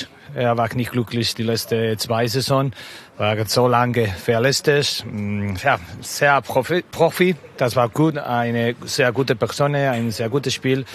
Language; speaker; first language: German; non-native, learner; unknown